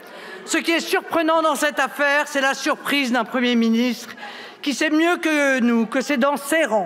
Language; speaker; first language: French; native; French